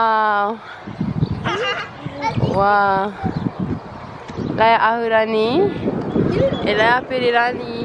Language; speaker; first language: French; native; French